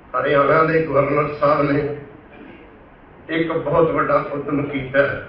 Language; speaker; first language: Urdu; non-native, local second language; Punjabi